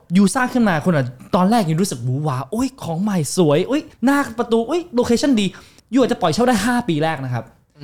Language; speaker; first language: Thai; early bilingual, heritage; Thai